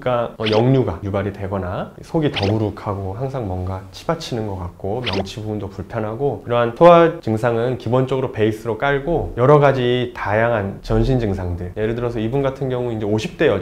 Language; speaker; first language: Korean; native; Korean